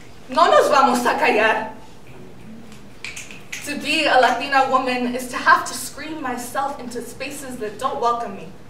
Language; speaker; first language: English; early bilingual, other home language; Spanish